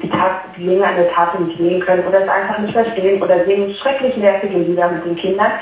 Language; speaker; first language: German; native; German